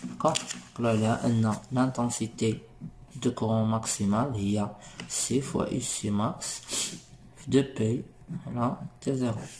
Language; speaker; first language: French; non-native, local second language; Arabic